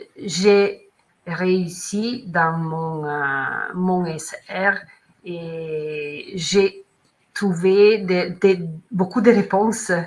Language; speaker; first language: French; non-native, learner; Italian